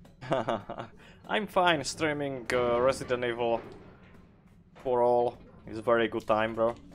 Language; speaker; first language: English; non-native, learner; Czech